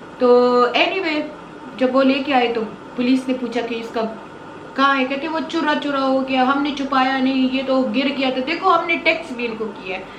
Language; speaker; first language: Urdu; non-native, local second language; Pashto